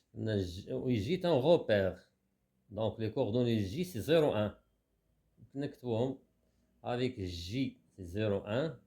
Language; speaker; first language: French; non-native, local second language; Arabic